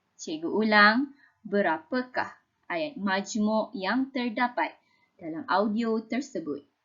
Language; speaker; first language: Malay; native; Malay